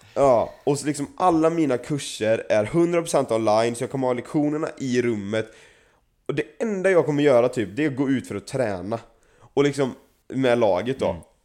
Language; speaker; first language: Swedish; native; Swedish